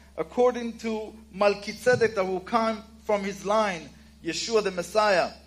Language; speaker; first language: English; non-native, fluent; Hebrew